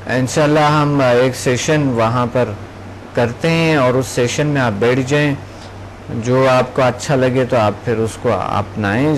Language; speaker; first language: Urdu; non-native, local second language; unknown